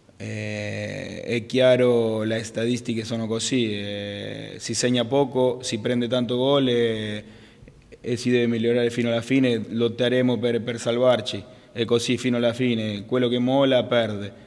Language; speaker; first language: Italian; non-native, fluent; Spanish